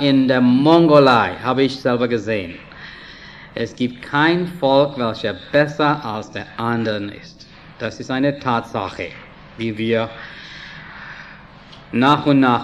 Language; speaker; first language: German; non-native, fluent; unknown